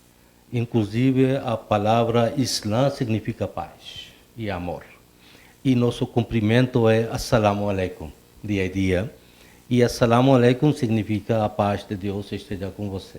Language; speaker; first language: Portuguese; non-native, fluent; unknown